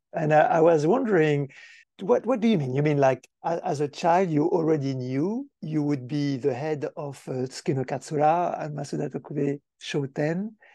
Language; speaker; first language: English; non-native, fluent; French